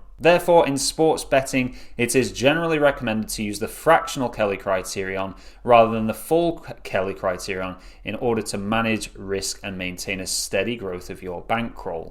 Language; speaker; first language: English; native; English